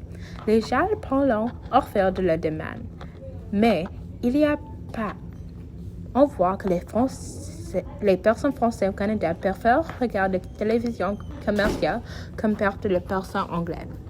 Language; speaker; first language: French; non-native, learner; English